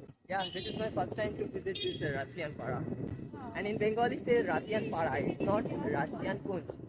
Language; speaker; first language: English; non-native, local second language; Bangla